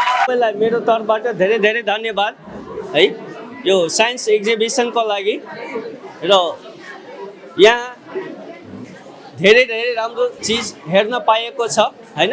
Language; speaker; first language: Nepali; non-native, local second language; Maithili